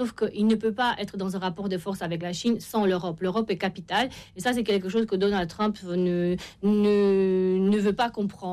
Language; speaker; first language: French; non-native, fluent; Romanian